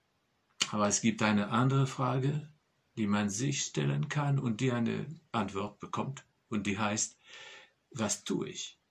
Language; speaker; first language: German; non-native, fluent; French